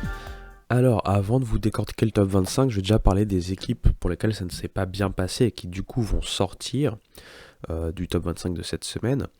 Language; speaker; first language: French; native; French